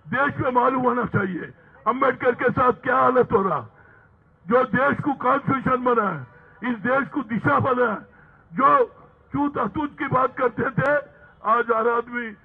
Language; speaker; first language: Hindi; non-native, local second language; Telugu